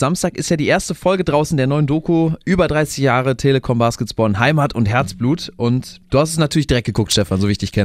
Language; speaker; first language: German; native; German